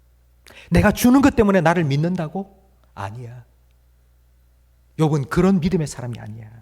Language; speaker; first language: Korean; native; Korean